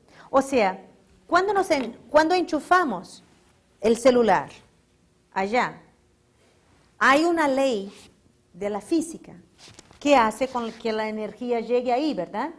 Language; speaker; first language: Spanish; non-native, fluent; Portuguese